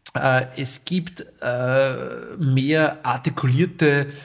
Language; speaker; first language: German; native; German